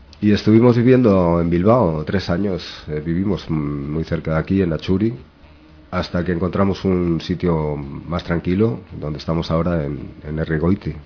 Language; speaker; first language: Spanish; native; Spanish